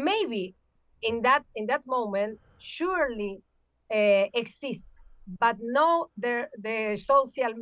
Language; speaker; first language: English; non-native, learner; Spanish